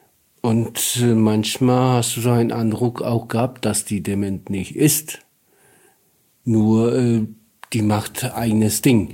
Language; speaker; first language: German; non-native, learner; Polish